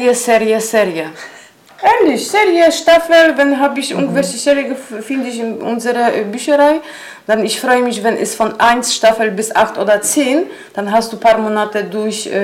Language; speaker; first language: German; non-native, learner; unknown